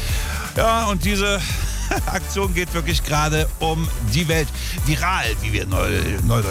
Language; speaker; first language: German; native; German